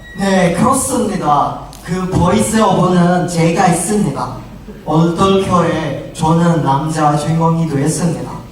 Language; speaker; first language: Korean; non-native, fluent; Indonesian